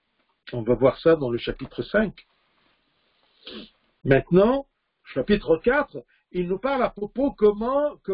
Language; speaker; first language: French; non-native, fluent; Arabic